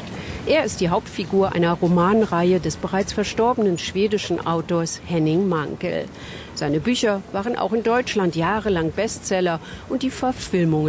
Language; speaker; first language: German; native; German